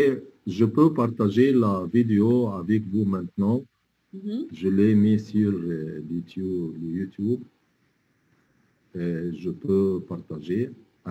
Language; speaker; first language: French; non-native, fluent; Arabic